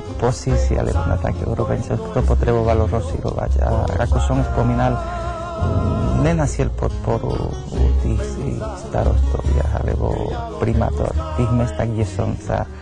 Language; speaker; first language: Slovak; non-native, fluent; Spanish